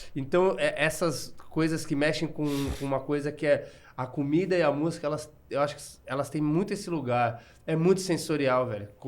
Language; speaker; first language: Portuguese; native; Portuguese